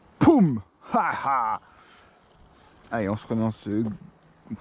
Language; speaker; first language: French; native; French